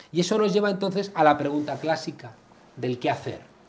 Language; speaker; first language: Spanish; native; Spanish